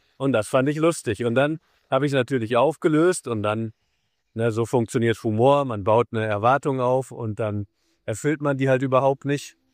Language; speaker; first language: German; native; German